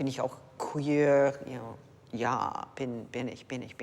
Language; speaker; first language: German; non-native, learner; English